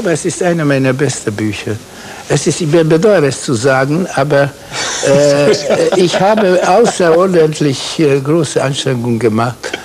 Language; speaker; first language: German; non-native, fluent; Hungarian